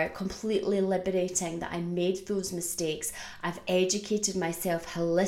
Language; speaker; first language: English; native; English